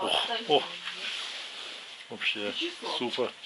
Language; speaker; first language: Russian; non-native, fluent; English